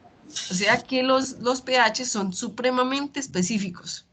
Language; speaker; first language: Spanish; native; Spanish